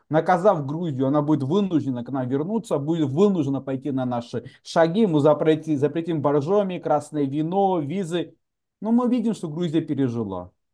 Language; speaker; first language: Russian; non-native, local second language; Georgian